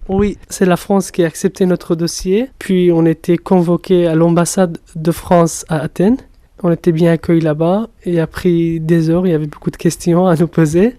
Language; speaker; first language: French; non-native, fluent; Kurdish